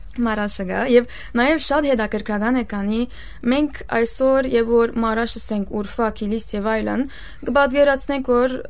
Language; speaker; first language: Armenian; early bilingual, heritage; Armenian